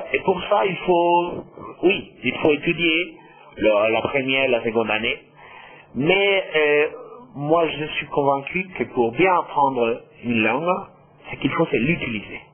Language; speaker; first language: French; non-native, fluent; Spanish